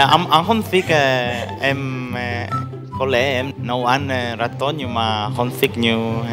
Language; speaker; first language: Vietnamese; non-native, learner; Spanish